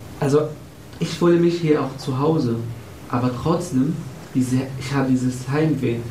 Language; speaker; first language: German; non-native, fluent; Arabic